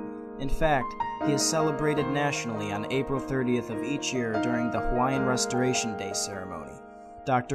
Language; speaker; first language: English; native; English